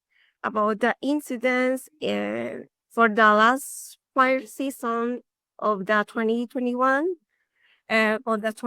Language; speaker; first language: English; non-native, learner; Spanish